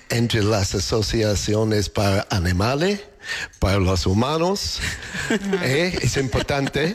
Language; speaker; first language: Spanish; non-native, fluent; English